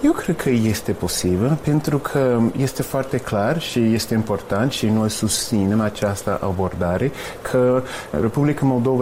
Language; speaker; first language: Romanian; non-native, fluent; English